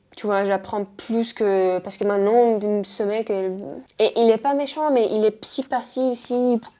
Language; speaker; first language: French; non-native, fluent; Spanish